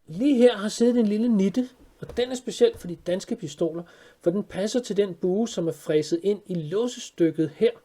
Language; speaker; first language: Danish; native; Danish